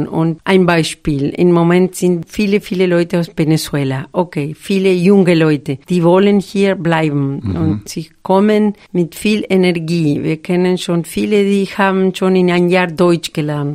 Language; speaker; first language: German; non-native, fluent; Spanish